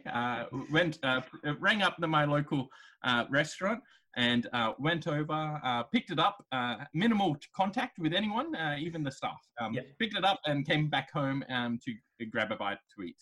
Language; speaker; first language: English; native; English